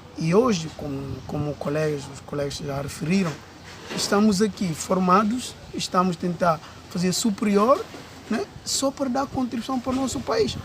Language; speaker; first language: Portuguese; non-native, local second language; Upper Guinea Crioulo